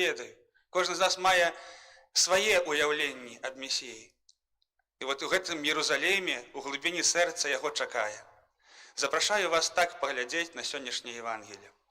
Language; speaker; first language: Belarusian; native; Belarusian